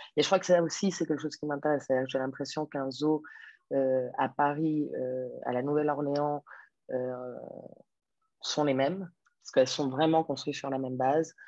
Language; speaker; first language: French; non-native, fluent; Spanish